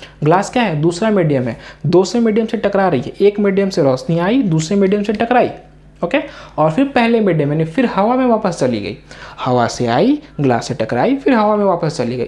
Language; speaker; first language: Hindi; non-native, local second language; Urdu